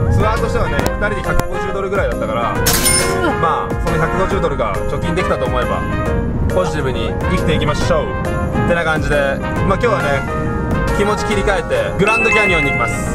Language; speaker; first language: Japanese; native; Japanese